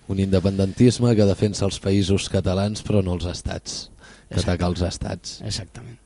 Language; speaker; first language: Catalan; native; Catalan